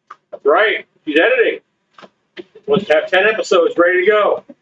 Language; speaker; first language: English; native; English